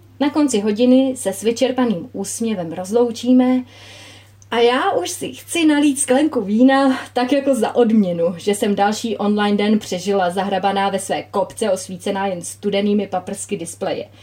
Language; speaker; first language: Czech; native; Czech